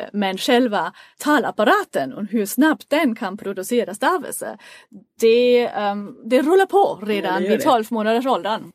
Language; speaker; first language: Swedish; non-native, fluent; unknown